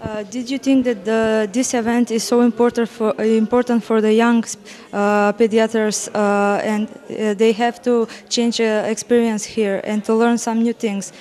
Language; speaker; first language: English; non-native, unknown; Macedonian